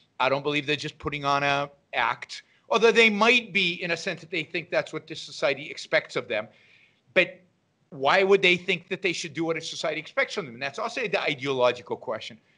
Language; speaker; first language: English; non-native, fluent; Hebrew